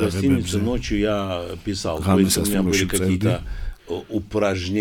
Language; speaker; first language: Russian; non-native, fluent; Romanian